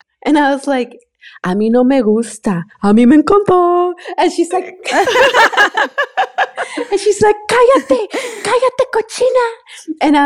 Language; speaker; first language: English; early bilingual, other home language; Spanish